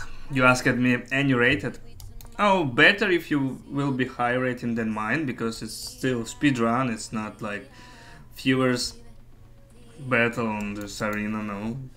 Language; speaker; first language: English; non-native, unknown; Ukrainian